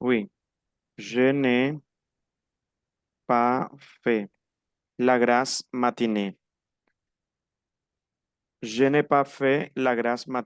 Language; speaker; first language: French; non-native, fluent; Spanish